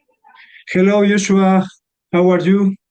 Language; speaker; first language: English; non-native, learner; Spanish